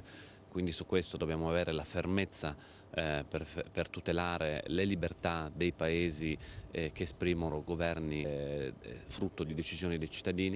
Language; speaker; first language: Italian; native; Italian